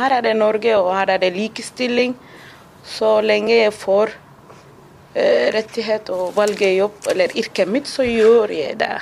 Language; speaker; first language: Norwegian; non-native, fluent; Somali